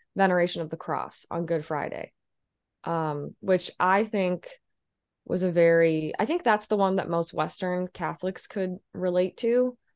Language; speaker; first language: English; native; English